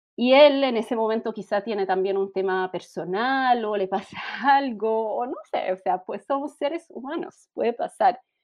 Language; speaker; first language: Spanish; non-native, fluent; Italian